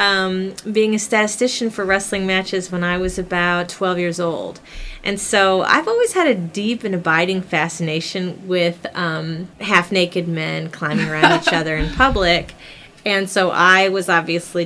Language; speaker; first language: English; native; English